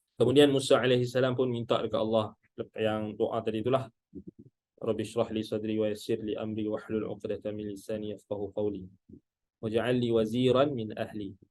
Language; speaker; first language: Malay; native; Malay